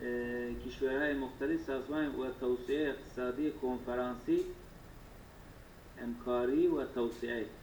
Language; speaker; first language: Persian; non-native, learner; Turkish